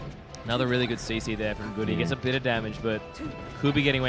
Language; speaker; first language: English; native; English